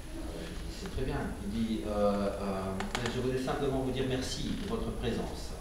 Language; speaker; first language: French; non-native, fluent; Ukrainian